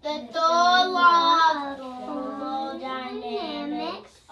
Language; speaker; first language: English; native; English